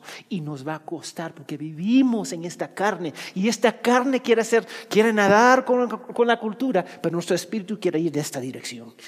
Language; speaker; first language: Spanish; early bilingual, heritage; Spanish